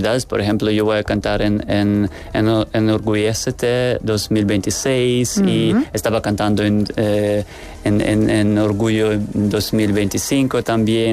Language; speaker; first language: Spanish; non-native, learner; Ukrainian